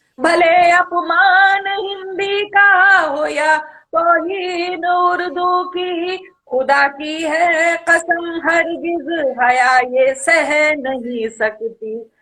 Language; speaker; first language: Hindi; native; Hindi